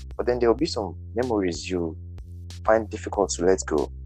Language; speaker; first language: English; non-native, local second language; Yoruba